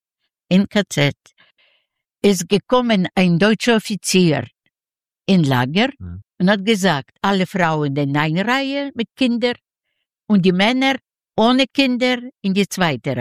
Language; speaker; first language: German; non-native, learner; Yiddish